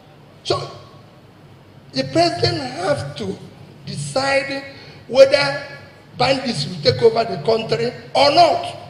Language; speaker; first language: English; non-native, local second language; Igbo